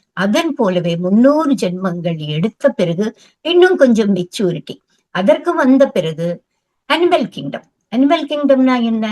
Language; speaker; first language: Tamil; non-native, local second language; Telugu